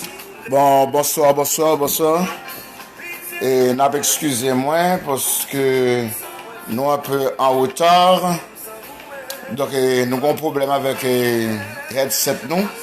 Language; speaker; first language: French; non-native, learner; Haitian Creole